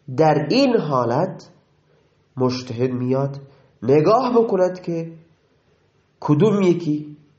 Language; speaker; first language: Persian; non-native, local second language; Baluchi